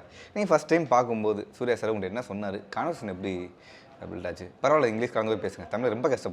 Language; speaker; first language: Tamil; native; Tamil